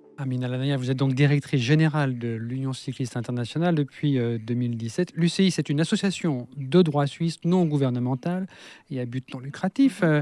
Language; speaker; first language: French; native; French